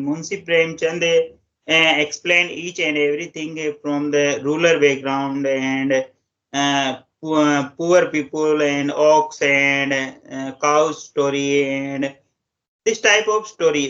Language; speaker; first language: English; non-native, local second language; Hindi